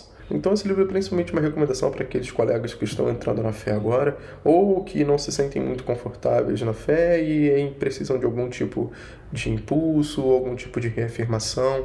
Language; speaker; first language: Portuguese; native; Portuguese